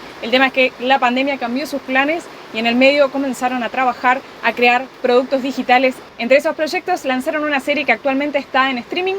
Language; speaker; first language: Spanish; native; Spanish